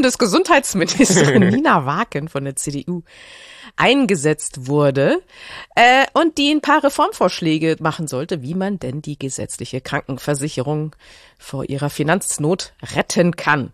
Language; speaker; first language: German; native; German